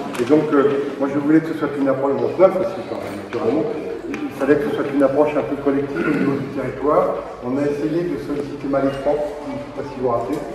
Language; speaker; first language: French; native; French